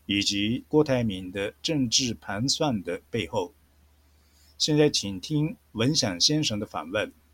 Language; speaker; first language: Chinese; non-native, fluent; Japanese